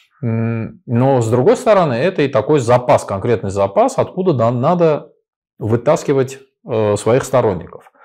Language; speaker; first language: Russian; non-native, local second language; Armenian